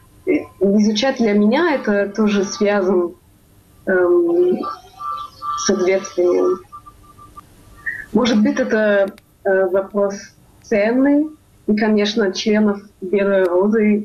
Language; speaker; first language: Russian; non-native, fluent; German